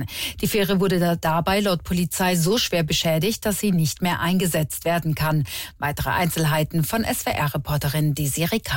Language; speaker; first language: German; native; German